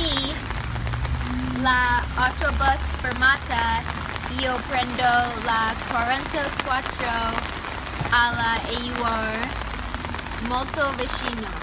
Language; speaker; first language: Italian; non-native, learner; English